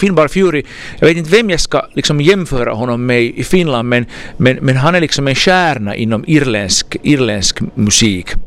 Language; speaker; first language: Swedish; native; Swedish